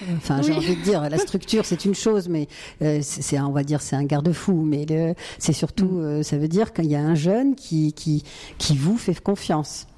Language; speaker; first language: French; native; French